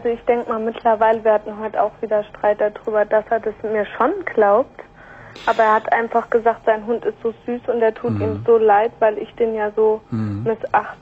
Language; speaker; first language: German; native; German